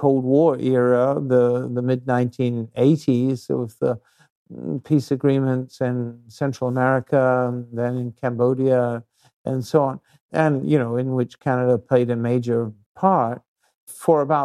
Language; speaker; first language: English; native; English